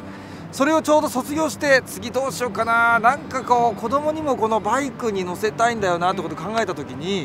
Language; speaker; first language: Japanese; native; Japanese